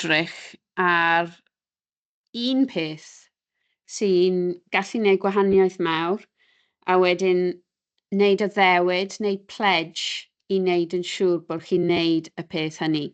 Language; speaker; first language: Welsh; non-native, local second language; English